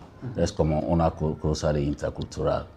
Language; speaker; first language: Spanish; non-native, learner; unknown